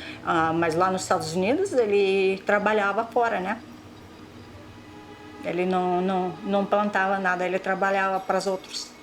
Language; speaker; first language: Portuguese; non-native, local second language; Russian